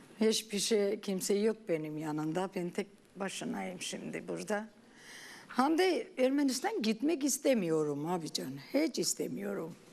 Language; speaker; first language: Turkish; non-native, learner; Armenian